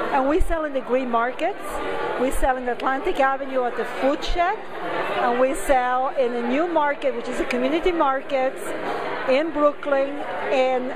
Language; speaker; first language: English; non-native, fluent; Spanish